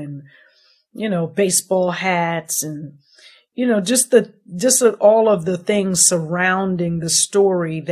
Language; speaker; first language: English; native; English